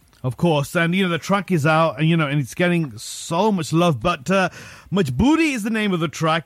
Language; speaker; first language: English; early bilingual, other home language; Hindi